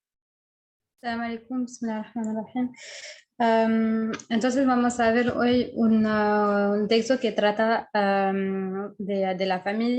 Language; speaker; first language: Spanish; non-native, fluent; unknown